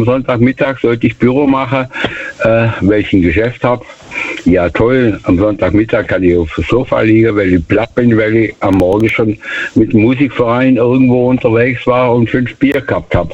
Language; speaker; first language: German; native; German